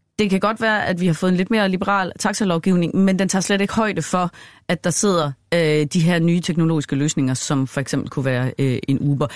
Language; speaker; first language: Danish; native; Danish